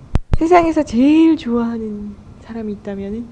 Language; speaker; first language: Korean; native; Korean